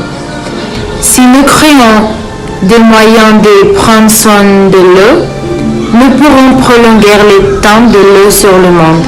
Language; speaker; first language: French; non-native, learner; Spanish